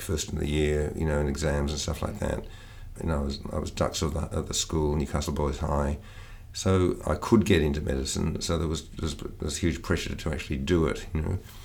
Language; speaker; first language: English; native; English